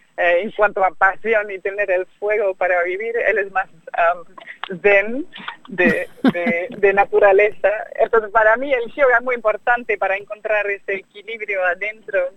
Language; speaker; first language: Spanish; non-native, fluent; German